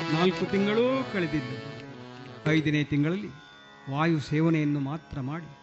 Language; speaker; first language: Kannada; non-native, local second language; Malayalam